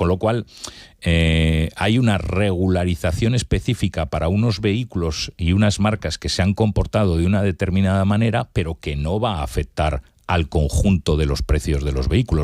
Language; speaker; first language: Spanish; native; Spanish